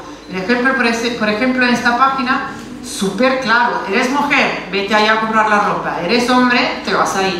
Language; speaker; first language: Spanish; non-native, fluent; Italian